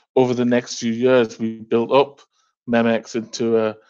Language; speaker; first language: English; native; English